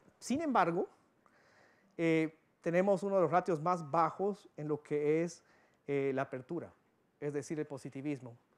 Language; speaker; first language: Spanish; early bilingual, heritage; Spanish